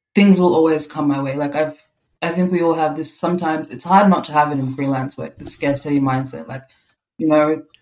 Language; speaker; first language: English; native; English